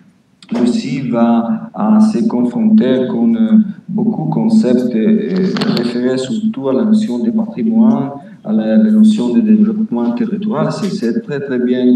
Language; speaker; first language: French; non-native, fluent; Italian